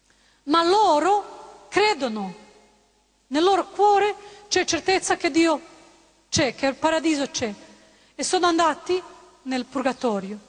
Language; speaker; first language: Italian; non-native, fluent; Croatian